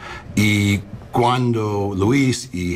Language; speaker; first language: Spanish; non-native, learner; English